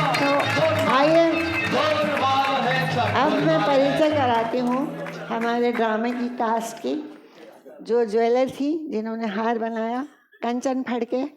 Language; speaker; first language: Hindi; native; Hindi